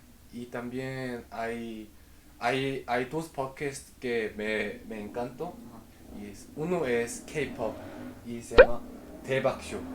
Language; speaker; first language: Spanish; non-native, fluent; Korean